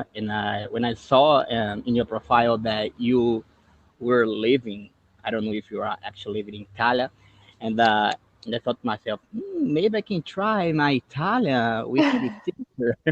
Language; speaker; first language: English; non-native, fluent; Portuguese